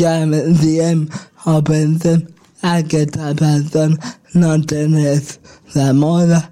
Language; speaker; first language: Catalan; non-native, local second language; Spanish